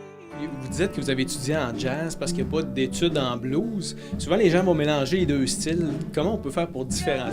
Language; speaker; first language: French; native; French